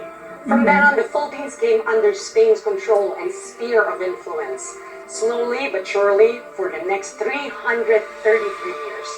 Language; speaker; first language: English; non-native, local second language; Filipino